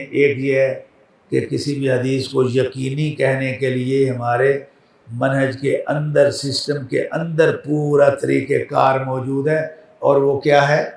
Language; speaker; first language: Urdu; non-native, local second language; Punjabi